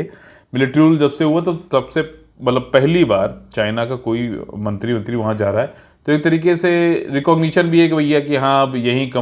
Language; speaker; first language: Hindi; native; Hindi